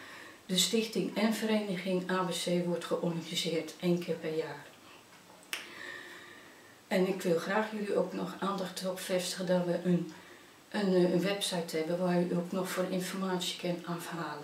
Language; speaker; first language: Dutch; native; Dutch